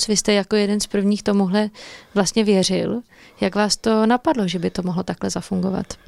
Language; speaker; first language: Czech; native; Czech